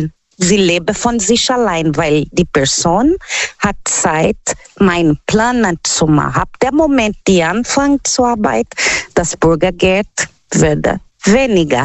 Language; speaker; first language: German; non-native, fluent; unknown